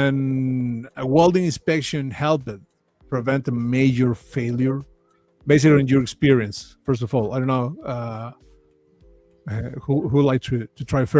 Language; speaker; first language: English; non-native, fluent; Spanish